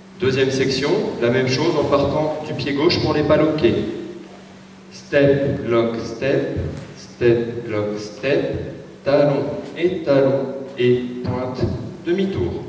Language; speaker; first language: French; native; French